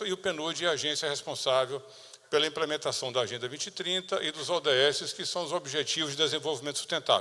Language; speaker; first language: Portuguese; native; Portuguese